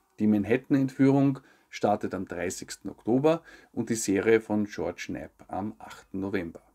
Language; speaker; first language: German; native; German